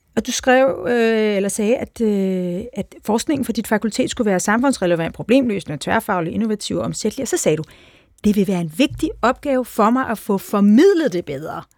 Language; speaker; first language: Danish; native; Danish